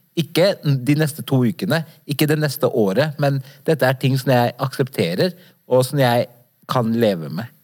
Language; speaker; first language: Norwegian; early bilingual, other home language; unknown